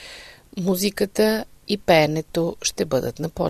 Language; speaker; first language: Bulgarian; native; Bulgarian